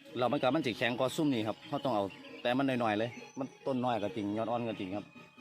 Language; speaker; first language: Thai; native; Thai